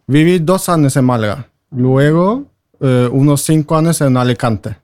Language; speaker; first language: Spanish; non-native, fluent; Norwegian